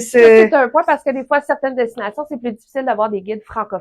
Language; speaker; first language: French; native; French